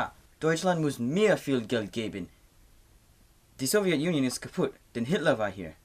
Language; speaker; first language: German; non-native, learner; English